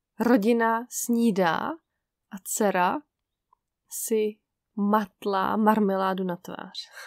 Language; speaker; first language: Czech; native; Czech